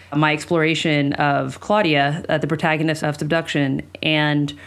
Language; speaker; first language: English; early bilingual, other home language; Spanish